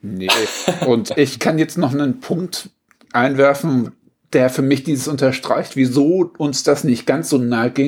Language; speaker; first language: German; native; German